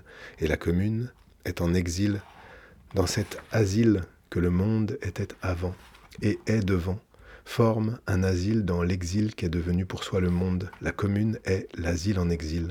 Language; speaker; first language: French; native; French